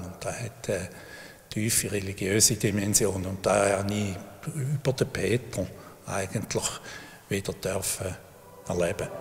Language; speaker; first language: German; native; German